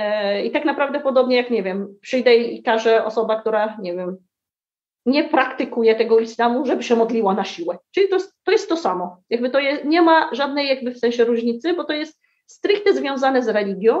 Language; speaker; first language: Polish; early bilingual, heritage; Arabic